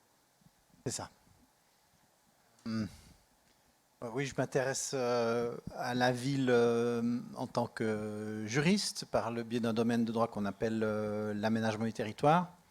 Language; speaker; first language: French; native; French